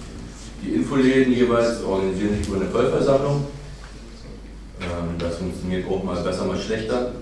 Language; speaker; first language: German; native; German